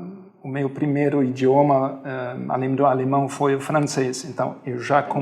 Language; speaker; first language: Portuguese; non-native, fluent; German